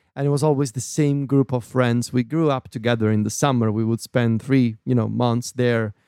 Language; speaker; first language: English; non-native, fluent; Italian